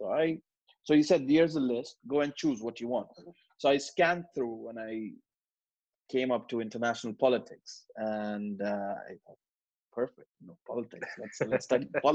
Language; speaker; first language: English; non-native, local second language; Urdu